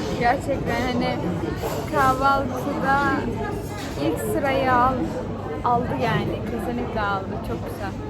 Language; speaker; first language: Turkish; early bilingual, heritage; Turkish